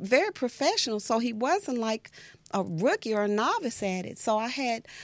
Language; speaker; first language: English; native; English